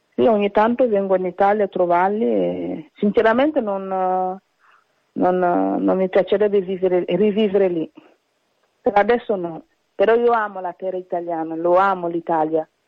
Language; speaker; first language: Italian; early bilingual, other home language; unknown